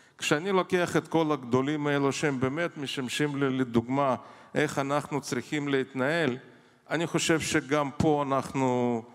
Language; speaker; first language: Hebrew; non-native, fluent; Russian